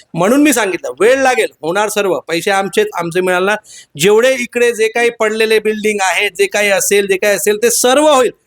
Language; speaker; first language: Marathi; non-native, local second language; Hindi